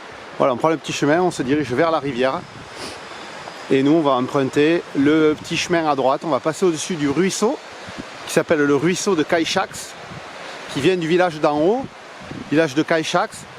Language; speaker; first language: French; native; French